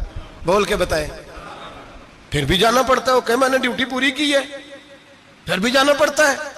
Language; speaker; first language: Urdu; non-native, local second language; Punjabi